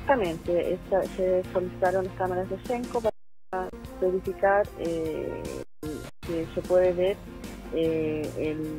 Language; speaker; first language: Spanish; native; Spanish